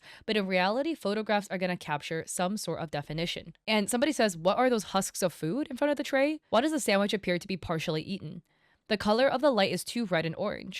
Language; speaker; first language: English; native; English